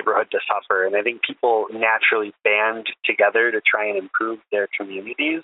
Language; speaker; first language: English; native; English